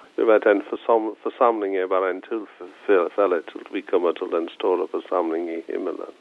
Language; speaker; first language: Swedish; non-native, fluent; English